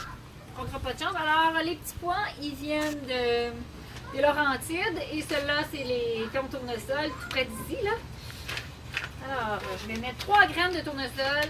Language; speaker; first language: French; native; French